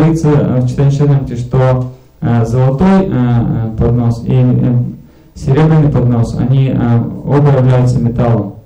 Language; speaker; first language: Russian; native; Russian